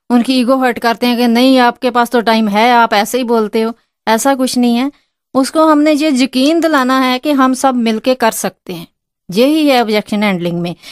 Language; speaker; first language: Hindi; non-native, local second language; Punjabi